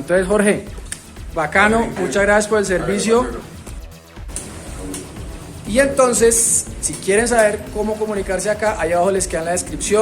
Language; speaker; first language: Spanish; native; Spanish